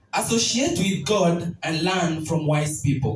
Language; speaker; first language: English; non-native, local second language; Swahili